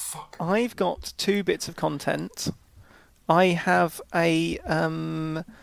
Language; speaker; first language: English; native; English